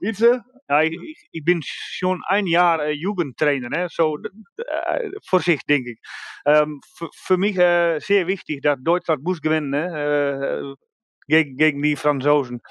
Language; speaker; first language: German; non-native, learner; Dutch